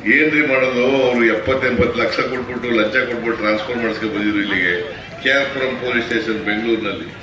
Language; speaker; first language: Kannada; native; Kannada